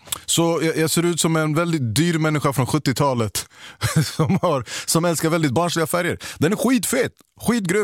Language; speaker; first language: Swedish; native; Swedish